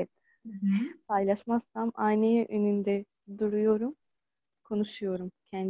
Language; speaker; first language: Turkish; non-native, learner; Arabic